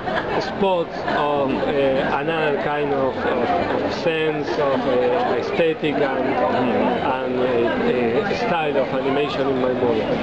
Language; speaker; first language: English; non-native, learner; Spanish